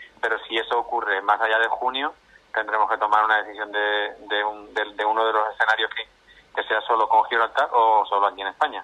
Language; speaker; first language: Spanish; native; Spanish